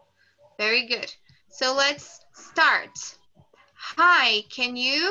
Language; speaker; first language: English; non-native, fluent; Portuguese